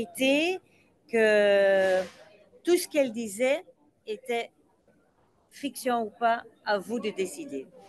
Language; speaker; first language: French; non-native, local second language; Dutch